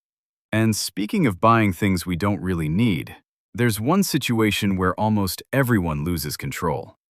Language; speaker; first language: English; native; English